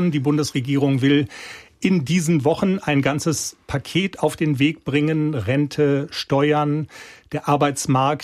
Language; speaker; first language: German; native; German